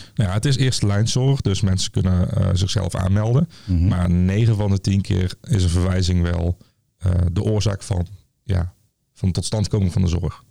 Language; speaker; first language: Dutch; native; Dutch